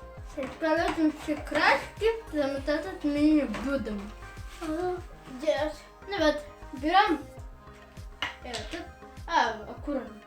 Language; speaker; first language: Russian; early bilingual, heritage; Russian